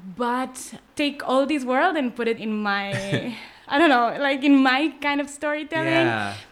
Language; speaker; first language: English; non-native, fluent; Spanish